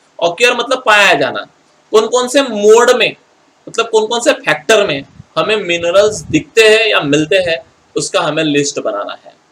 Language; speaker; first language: Hindi; non-native, local second language; Marathi